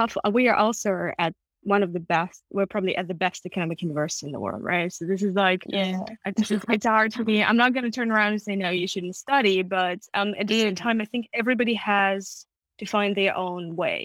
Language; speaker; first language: English; non-native, fluent; Russian